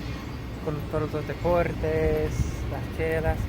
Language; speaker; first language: Spanish; non-native, fluent; English